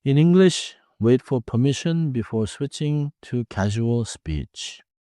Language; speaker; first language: English; non-native, fluent; Korean